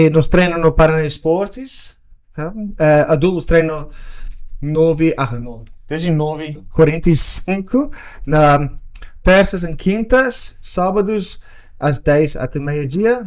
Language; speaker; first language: Portuguese; non-native, learner; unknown